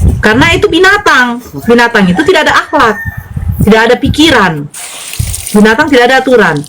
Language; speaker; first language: Indonesian; native; Indonesian